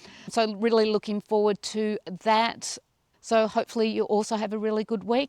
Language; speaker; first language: English; native; English